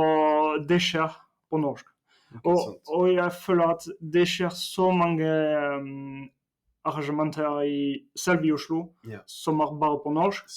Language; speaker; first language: Norwegian; non-native, fluent; French